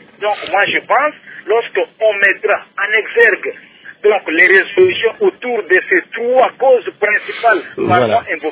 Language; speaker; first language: French; non-native, local second language; Luba-Lulua